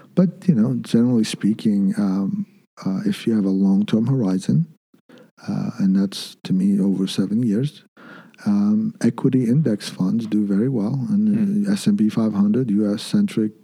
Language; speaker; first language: English; early bilingual, other home language; Arabic